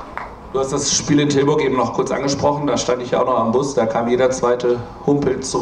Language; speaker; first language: German; native; German